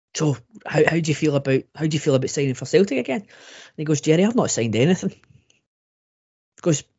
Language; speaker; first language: English; native; English